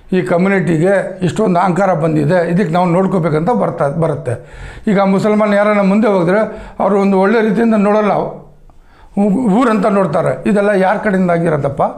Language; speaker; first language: Kannada; non-native, local second language; Urdu